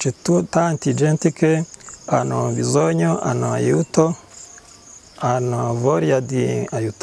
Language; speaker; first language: Italian; non-native, learner; Kinyarwanda